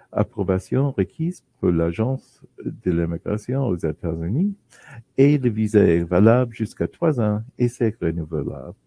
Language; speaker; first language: French; non-native, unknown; English